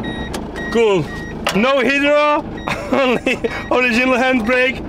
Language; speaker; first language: English; non-native, learner; Polish